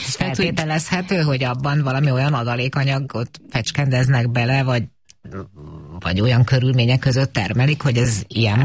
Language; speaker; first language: Hungarian; native; Hungarian